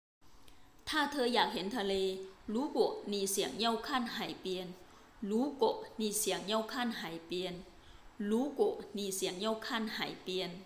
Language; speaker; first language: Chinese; non-native, fluent; Thai